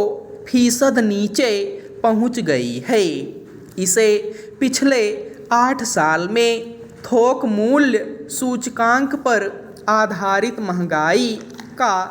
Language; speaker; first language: Hindi; native; Hindi